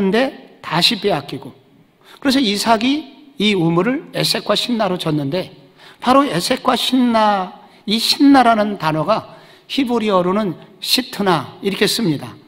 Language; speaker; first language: Korean; native; Korean